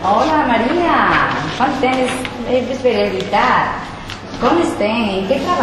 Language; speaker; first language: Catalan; non-native, learner; Spanish